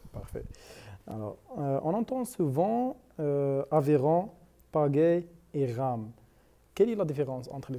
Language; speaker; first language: French; non-native, fluent; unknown